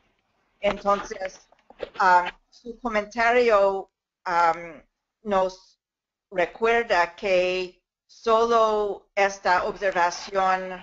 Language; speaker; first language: Spanish; non-native, fluent; English